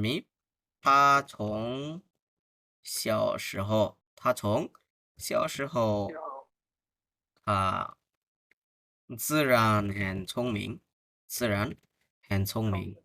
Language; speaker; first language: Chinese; non-native, fluent; Bangla